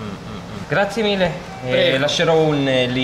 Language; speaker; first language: Italian; non-native, learner; English